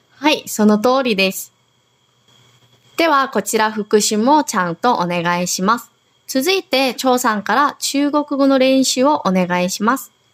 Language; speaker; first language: Japanese; non-native, fluent; Korean